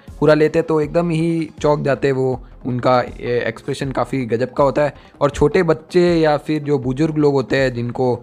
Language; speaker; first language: Hindi; native; Hindi